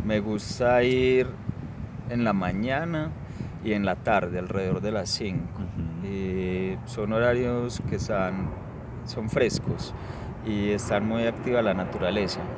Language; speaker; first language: Spanish; native; Spanish